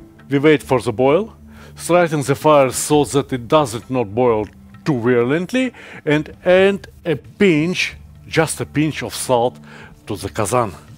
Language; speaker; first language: English; non-native, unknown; Russian